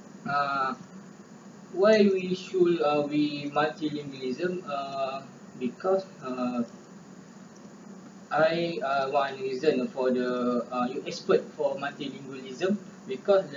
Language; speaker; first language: English; non-native, learner; Malay